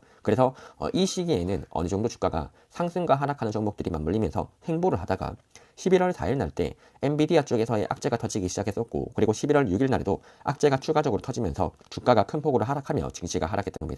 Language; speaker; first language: Korean; native; Korean